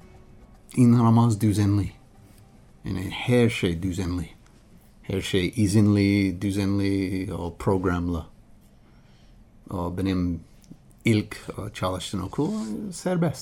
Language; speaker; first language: Turkish; non-native, learner; English